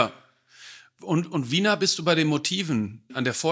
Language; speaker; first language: German; native; German